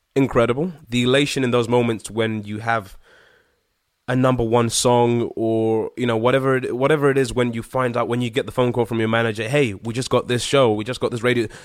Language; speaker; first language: English; early bilingual, other home language; Shona